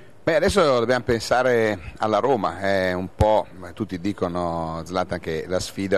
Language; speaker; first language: Italian; native; Italian